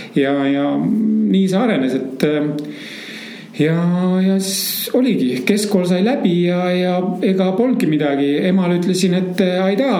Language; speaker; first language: Estonian; native; Estonian